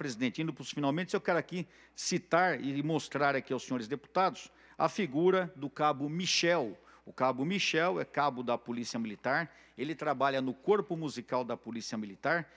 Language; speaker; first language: Portuguese; native; Portuguese